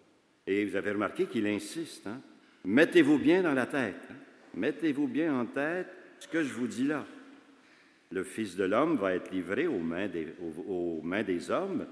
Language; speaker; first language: French; native; French